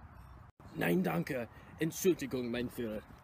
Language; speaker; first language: German; non-native, learner; English